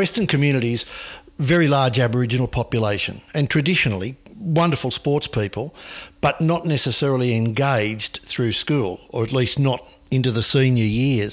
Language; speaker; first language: English; native; English